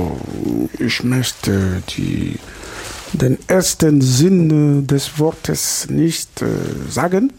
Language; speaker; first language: German; non-native, learner; Lingala